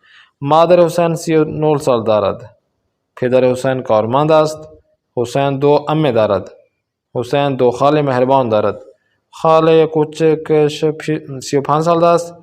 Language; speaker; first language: Persian; non-native, fluent; Urdu